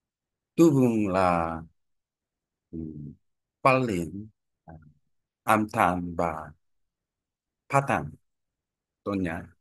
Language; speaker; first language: Vietnamese; non-native, learner; Korean